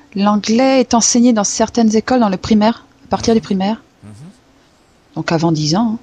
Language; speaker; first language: French; native; French